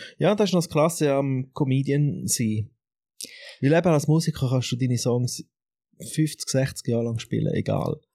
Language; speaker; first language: German; native; German